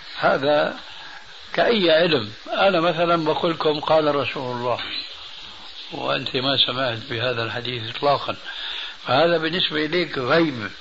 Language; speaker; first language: Arabic; early bilingual, other home language; Albanian